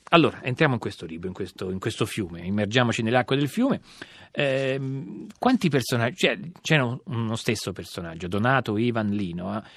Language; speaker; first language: Italian; native; Italian